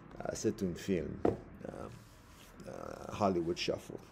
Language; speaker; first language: French; non-native, learner; English